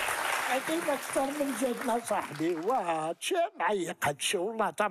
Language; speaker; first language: Arabic; native; Arabic